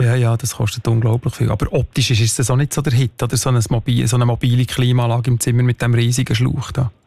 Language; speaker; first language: German; native; German